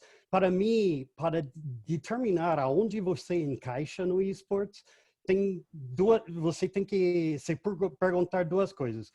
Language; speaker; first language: Portuguese; non-native, fluent; English